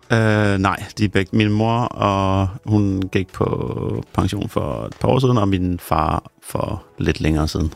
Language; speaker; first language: Danish; native; Danish